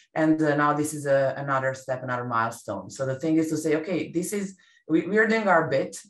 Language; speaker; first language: English; non-native, fluent; Serbian